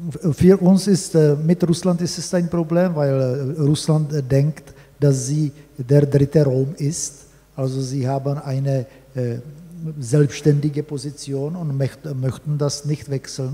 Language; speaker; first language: German; non-native, fluent; Czech